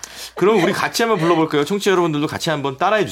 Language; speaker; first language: Korean; native; Korean